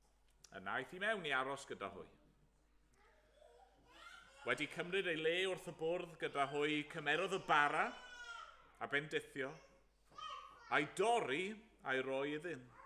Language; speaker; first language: Welsh; native; Welsh